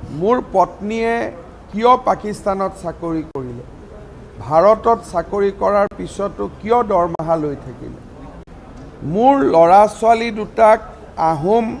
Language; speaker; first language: Assamese; native; Assamese